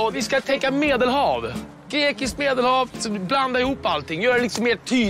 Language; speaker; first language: Swedish; native; Swedish